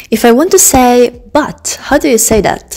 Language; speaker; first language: English; non-native, fluent; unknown